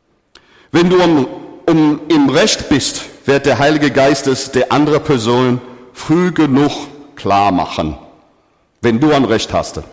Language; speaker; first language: German; non-native, fluent; English